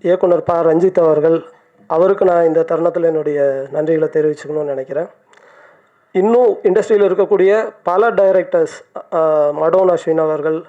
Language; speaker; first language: Tamil; native; Tamil